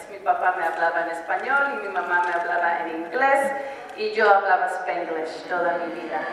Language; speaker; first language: Spanish; early bilingual, heritage; Spanish